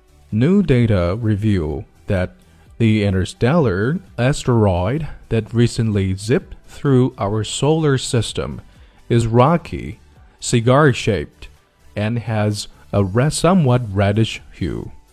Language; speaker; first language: English; non-native, fluent; Chinese